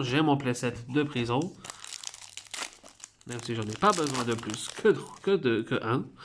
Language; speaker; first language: French; native; French